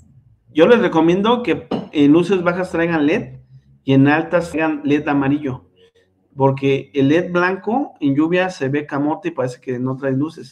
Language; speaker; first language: Spanish; native; Spanish